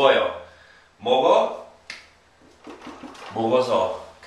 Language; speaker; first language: Korean; non-native, fluent; English